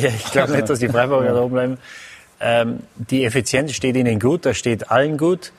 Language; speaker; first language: German; native; German